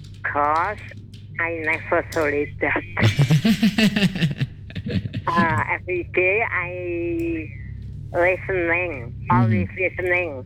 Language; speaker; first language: English; non-native, learner; Indonesian